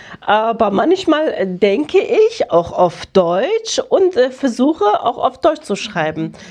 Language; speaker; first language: German; early bilingual, other home language; Kurdish